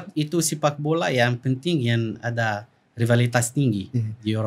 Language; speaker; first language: Indonesian; non-native, fluent; Arabic